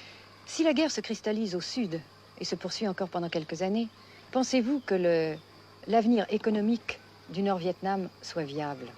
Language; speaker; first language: French; native; French